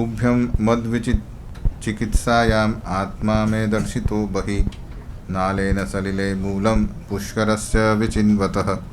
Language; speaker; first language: Hindi; non-native, local second language; Marathi